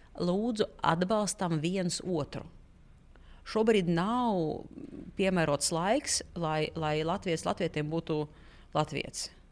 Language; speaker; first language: Latvian; non-native, local second language; Russian